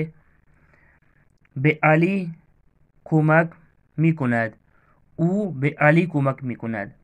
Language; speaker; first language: Persian; non-native, learner; Urdu